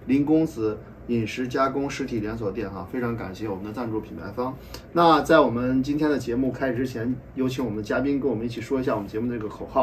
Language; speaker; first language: Chinese; native; Chinese